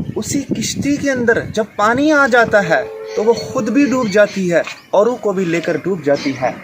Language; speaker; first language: Urdu; non-native, local second language; Kashmiri